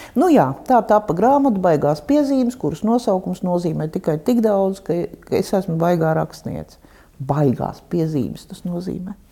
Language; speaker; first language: Latvian; non-native, local second language; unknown